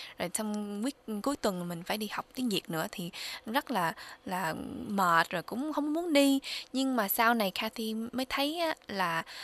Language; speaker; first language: Vietnamese; early bilingual, heritage; Vietnamese